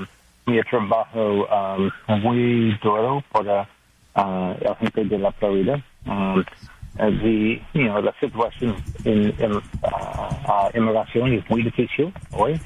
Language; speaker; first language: Spanish; non-native, learner; English